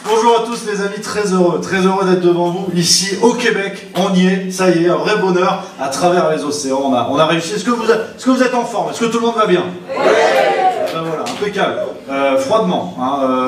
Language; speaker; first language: French; native; French